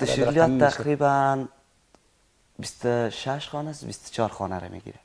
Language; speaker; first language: Persian; native; Persian